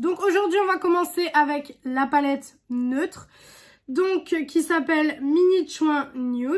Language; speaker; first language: French; native; French